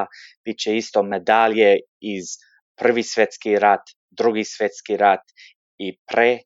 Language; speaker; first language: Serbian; early bilingual, heritage; Serbian